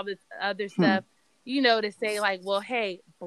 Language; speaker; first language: English; native; English